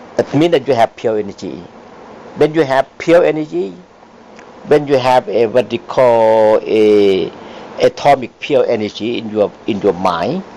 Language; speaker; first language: English; non-native, fluent; Thai